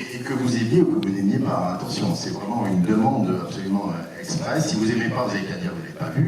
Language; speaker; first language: French; native; French